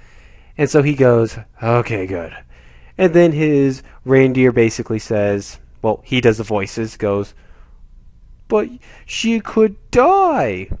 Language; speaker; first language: English; native; English